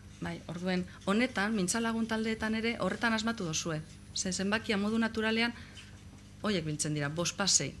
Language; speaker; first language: Basque; native; Basque